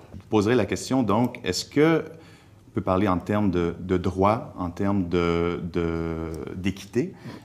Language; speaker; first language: French; native; French